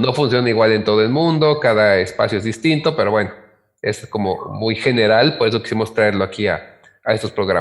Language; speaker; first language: Spanish; native; Spanish